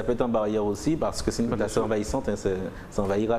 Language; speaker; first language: French; native; French